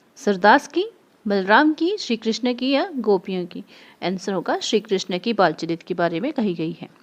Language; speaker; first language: Hindi; non-native, local second language; Odia